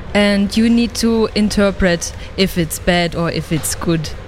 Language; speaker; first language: English; non-native, fluent; German